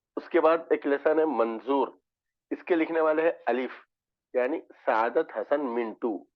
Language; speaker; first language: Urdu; native; Urdu